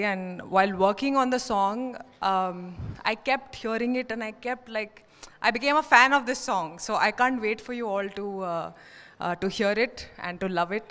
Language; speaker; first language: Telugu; non-native, learner; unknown